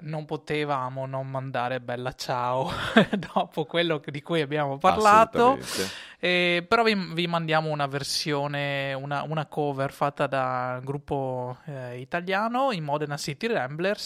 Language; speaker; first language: Italian; native; Italian